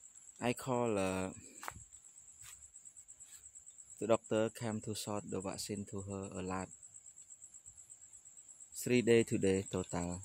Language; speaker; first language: English; non-native, learner; Khmer